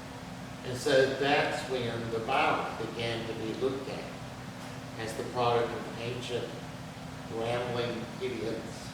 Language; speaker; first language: English; native; English